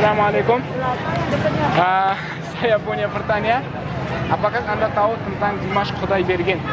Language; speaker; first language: Indonesian; non-native, learner; Kazakh